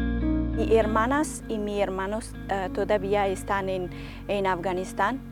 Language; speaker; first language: Spanish; non-native, learner; Persian